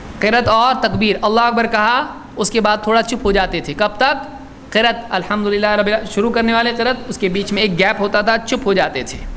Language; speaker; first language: Urdu; native; Urdu